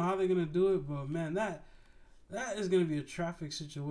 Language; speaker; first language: English; native; English